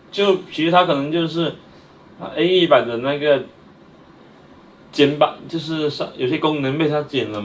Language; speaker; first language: Chinese; native; Chinese